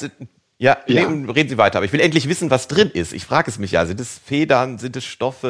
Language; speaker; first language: German; native; German